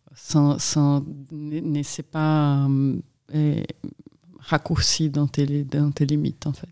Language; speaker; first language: French; non-native, fluent; Portuguese